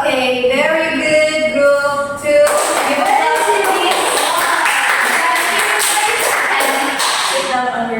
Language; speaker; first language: English; non-native, fluent; Indonesian